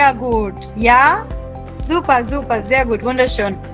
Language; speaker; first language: German; non-native, fluent; Hindi